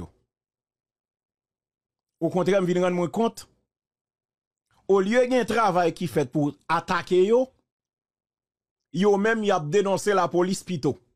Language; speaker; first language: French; non-native, local second language; Haitian Creole